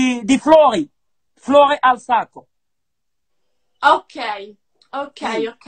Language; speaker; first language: Italian; non-native, learner; Arabic